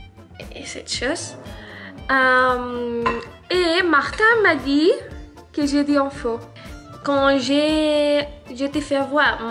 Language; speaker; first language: French; non-native, learner; Spanish